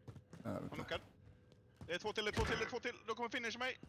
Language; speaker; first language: Swedish; native; Swedish